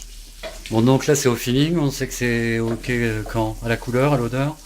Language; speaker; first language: French; native; French